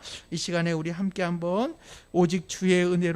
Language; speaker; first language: Korean; native; Korean